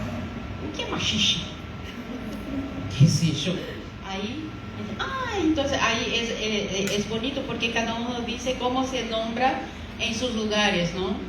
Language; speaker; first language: Spanish; non-native, fluent; Portuguese